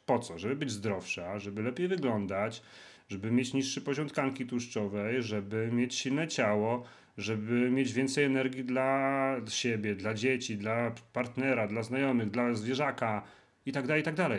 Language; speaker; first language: Polish; native; Polish